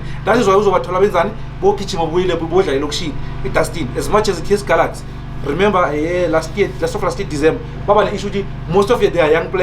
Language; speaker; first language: English; non-native, local second language; Zulu